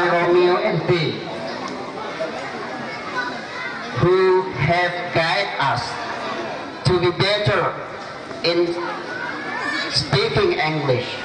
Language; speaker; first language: English; non-native, learner; Indonesian